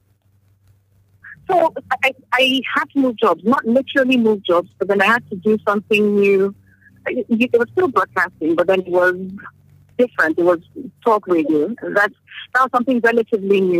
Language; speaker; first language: English; non-native, local second language; Yoruba